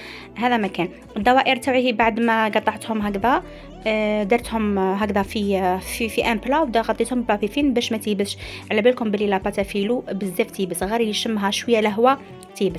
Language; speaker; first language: Arabic; native; Arabic